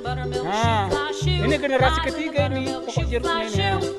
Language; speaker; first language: Indonesian; non-native, local second language; Batak Toba